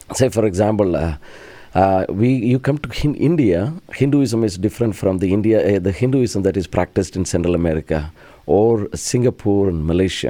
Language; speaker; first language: English; non-native, local second language; Malayalam